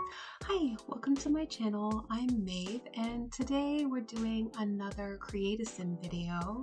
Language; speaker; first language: English; native; English